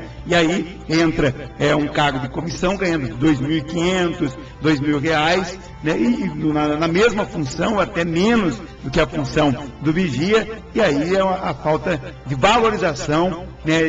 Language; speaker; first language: Portuguese; native; Portuguese